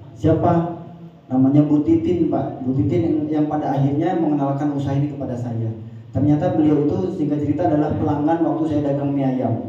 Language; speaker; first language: Indonesian; native; Indonesian